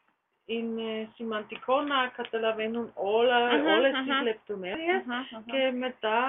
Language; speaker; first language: Greek; non-native, learner; German